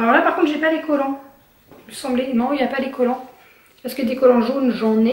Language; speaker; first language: French; native; French